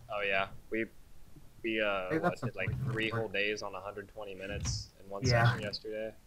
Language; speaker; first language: English; native; English